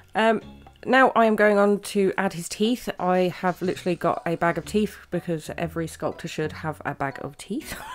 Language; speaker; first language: English; native; English